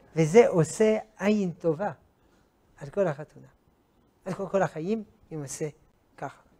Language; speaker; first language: Hebrew; non-native, fluent; French